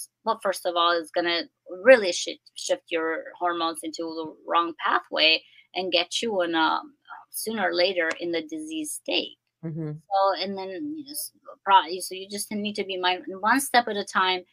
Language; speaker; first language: English; non-native, fluent; Albanian